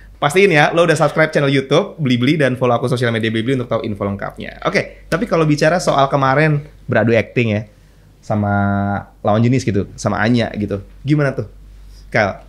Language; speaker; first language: Indonesian; native; Indonesian